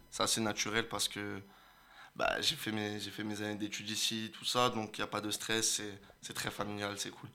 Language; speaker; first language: French; native; French